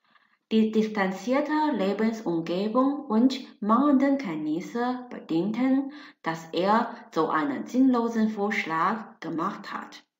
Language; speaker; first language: German; non-native, fluent; Chinese